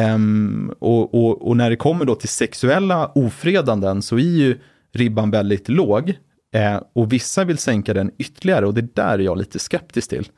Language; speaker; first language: Swedish; native; Swedish